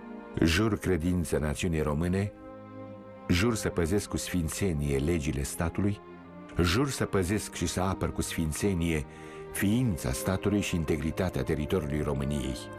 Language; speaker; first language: Romanian; native; Romanian